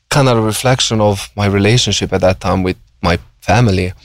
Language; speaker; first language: English; non-native, fluent; Slovenian